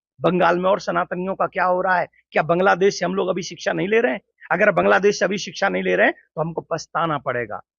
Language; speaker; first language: Hindi; native; Hindi